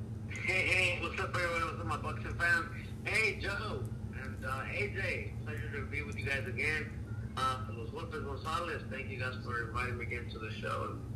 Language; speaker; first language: English; early bilingual, other home language; Spanish